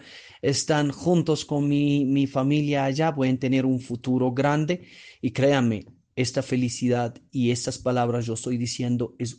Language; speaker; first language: Spanish; non-native, fluent; Arabic